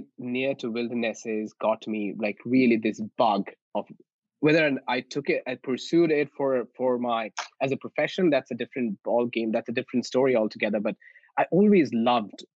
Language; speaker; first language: English; non-native, local second language; Bangla